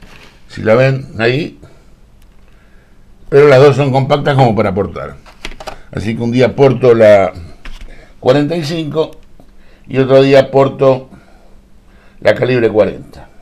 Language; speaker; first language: Spanish; native; Spanish